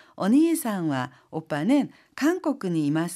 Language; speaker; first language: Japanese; non-native, fluent; Korean